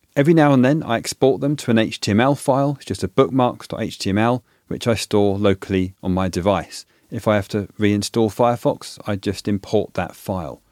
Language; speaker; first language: English; native; English